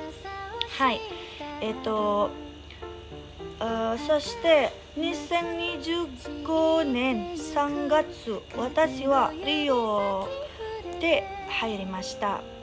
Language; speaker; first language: Japanese; non-native, learner; Indonesian